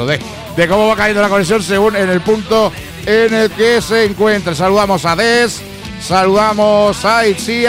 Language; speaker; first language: Spanish; native; Spanish